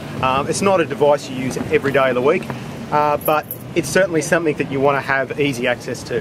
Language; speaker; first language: English; native; English